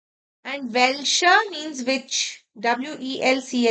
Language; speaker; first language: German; non-native, fluent; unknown